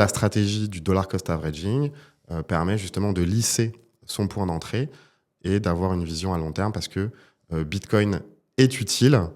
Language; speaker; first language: French; native; French